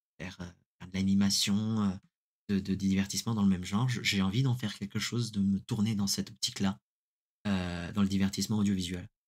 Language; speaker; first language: French; native; French